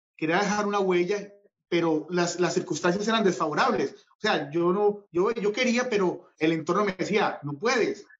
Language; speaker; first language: Spanish; native; Spanish